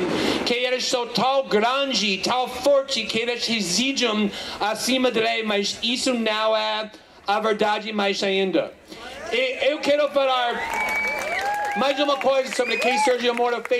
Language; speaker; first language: Portuguese; non-native, fluent; English